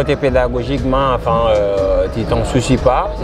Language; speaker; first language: French; non-native, local second language; Wolof